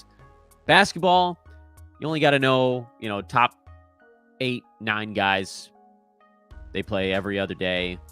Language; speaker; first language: English; native; English